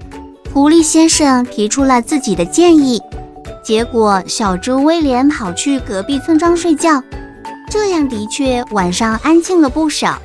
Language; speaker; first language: Chinese; native; Chinese